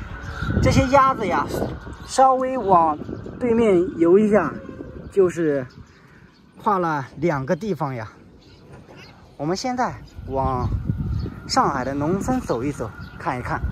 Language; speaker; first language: Chinese; native; Chinese